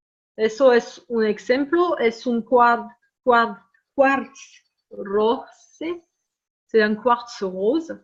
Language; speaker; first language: Spanish; non-native, fluent; French